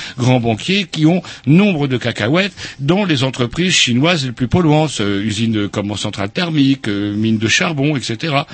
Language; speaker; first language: French; native; French